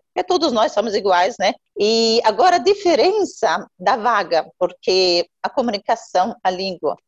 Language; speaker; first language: Portuguese; non-native, fluent; Arabic